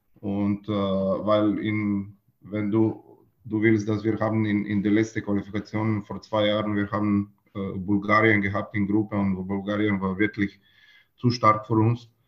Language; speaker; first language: German; non-native, learner; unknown